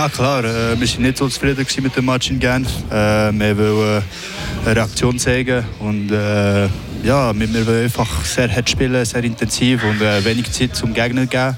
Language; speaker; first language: German; non-native, local second language; French